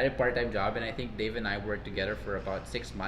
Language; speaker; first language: English; non-native, local second language; Cebuano